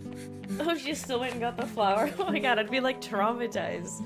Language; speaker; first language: English; native; English